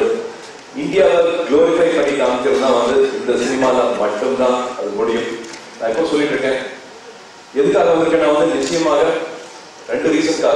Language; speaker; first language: Tamil; native; Tamil